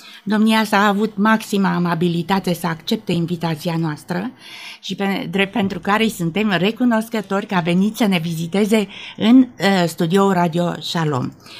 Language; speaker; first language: Romanian; native; Romanian